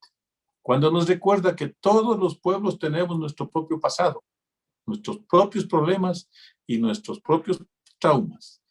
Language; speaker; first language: Spanish; native; Spanish